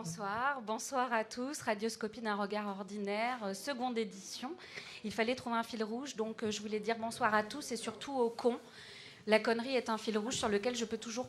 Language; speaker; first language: French; native; French